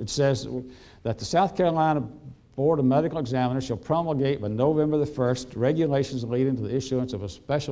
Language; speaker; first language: English; native; English